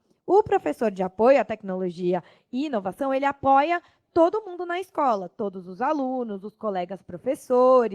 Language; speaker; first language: Portuguese; native; Portuguese